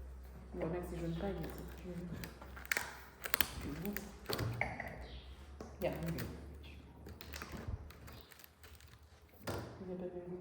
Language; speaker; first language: French; native; French